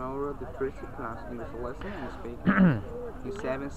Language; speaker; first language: English; non-native, learner; Chinese